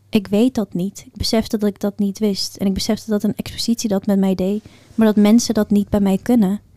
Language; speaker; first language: Dutch; early bilingual, other home language; Persian